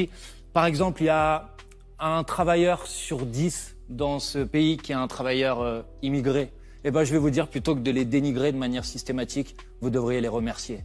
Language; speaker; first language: French; native; French